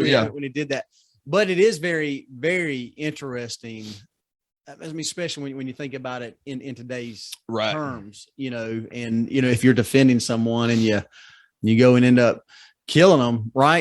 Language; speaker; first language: English; native; English